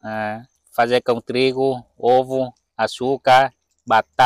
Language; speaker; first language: Portuguese; non-native, learner; Vietnamese